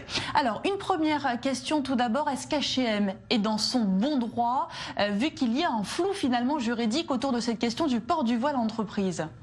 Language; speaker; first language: French; native; French